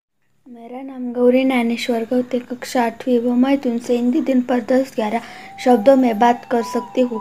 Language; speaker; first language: Hindi; non-native, local second language; Marathi